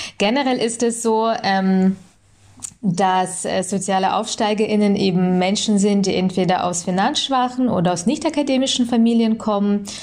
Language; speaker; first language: German; early bilingual, other home language; Russian